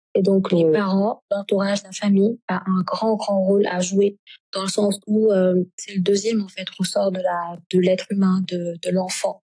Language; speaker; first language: French; non-native, local second language; Wolof